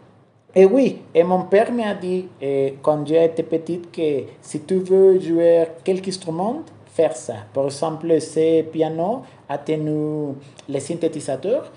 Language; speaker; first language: French; non-native, learner; Spanish